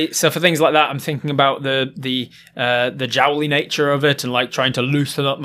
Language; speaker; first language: English; native; English